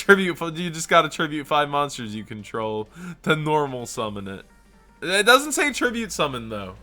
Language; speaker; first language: English; native; English